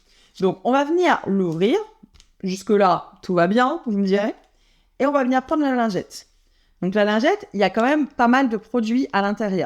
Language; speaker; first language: French; native; French